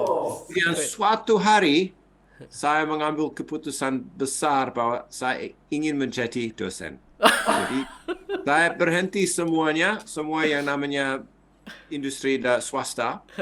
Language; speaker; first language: Indonesian; non-native, fluent; English